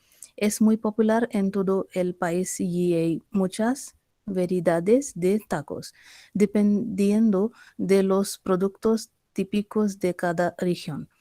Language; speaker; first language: Spanish; non-native, learner; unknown